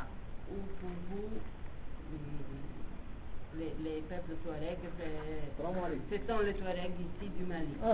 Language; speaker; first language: French; non-native, fluent; Italian